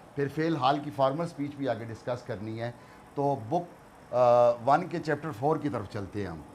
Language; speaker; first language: Urdu; non-native, local second language; Punjabi